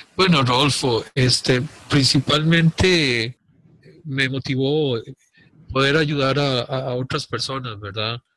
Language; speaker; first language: Spanish; native; Spanish